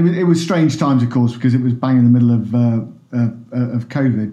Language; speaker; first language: English; native; English